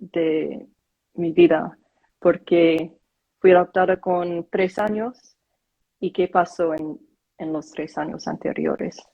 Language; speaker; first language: Spanish; non-native, fluent; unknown